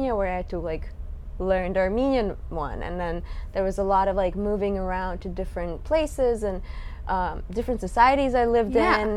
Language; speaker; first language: English; non-native, fluent; Russian